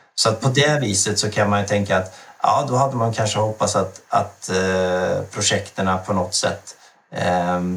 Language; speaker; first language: Swedish; native; Swedish